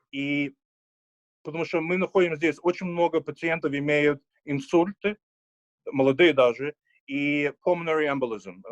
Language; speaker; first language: Russian; early bilingual, heritage; Russian